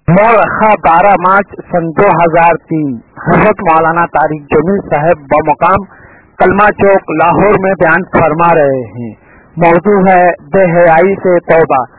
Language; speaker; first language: Urdu; non-native, local second language; Punjabi